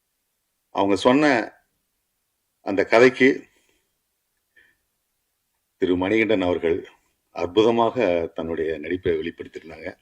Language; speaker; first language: Tamil; native; Tamil